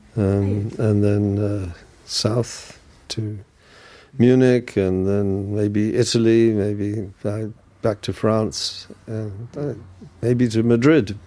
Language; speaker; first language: English; early bilingual, other home language; German